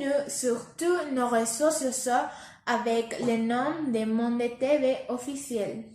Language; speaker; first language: French; non-native, learner; Spanish